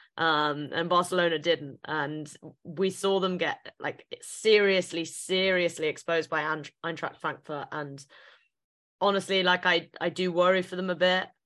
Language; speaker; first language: English; native; English